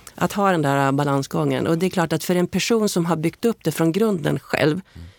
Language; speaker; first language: Swedish; native; Swedish